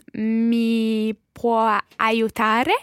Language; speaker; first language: Italian; non-native, learner; English